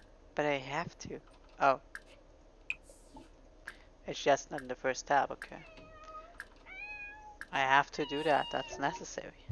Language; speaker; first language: English; non-native, fluent; German